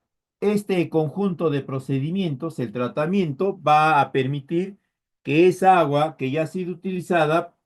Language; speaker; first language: Spanish; native; Spanish